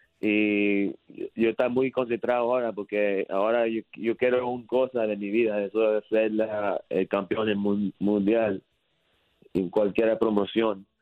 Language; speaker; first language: Spanish; early bilingual, heritage; English